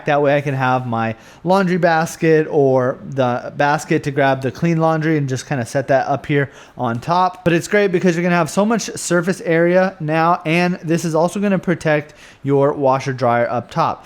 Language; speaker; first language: English; native; English